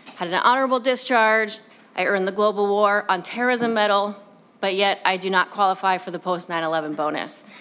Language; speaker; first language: English; native; English